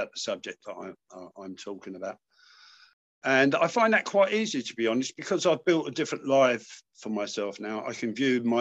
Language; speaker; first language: English; native; English